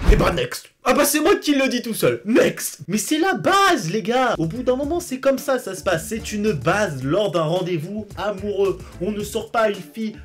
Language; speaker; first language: French; native; French